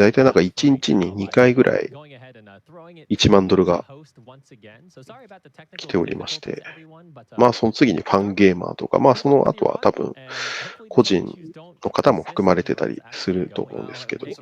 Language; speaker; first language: Japanese; native; Japanese